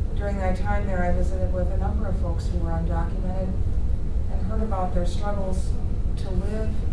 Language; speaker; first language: English; native; English